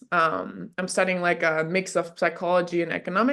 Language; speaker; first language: English; non-native, fluent; German